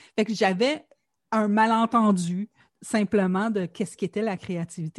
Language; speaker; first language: French; native; French